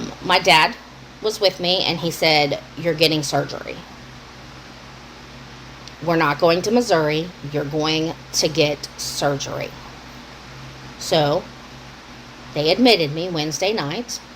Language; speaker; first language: English; native; English